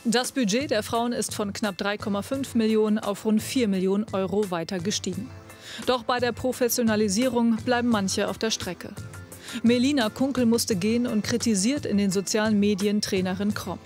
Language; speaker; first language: German; native; German